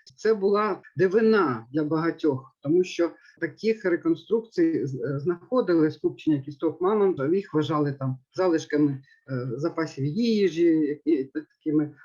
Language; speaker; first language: Ukrainian; native; Ukrainian